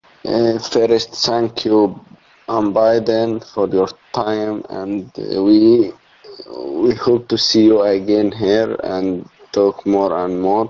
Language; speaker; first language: English; non-native, learner; Arabic